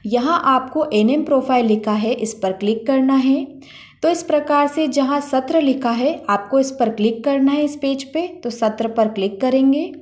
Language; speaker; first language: Hindi; native; Hindi